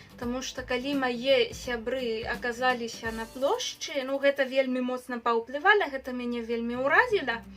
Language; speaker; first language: Belarusian; non-native, fluent; Spanish